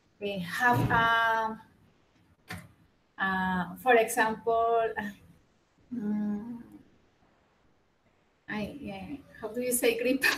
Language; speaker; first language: English; non-native, learner; Spanish